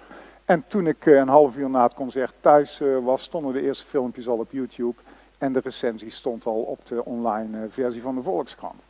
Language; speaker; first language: Dutch; native; Dutch